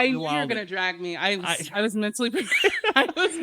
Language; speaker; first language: English; native; English